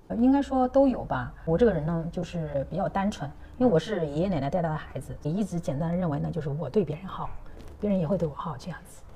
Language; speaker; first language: Chinese; native; Chinese